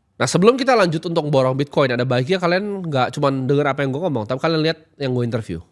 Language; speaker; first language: Indonesian; native; Indonesian